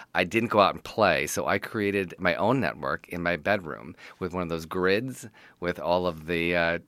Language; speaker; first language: English; native; English